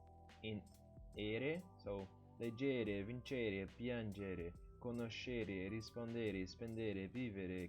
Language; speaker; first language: Italian; non-native, learner; Portuguese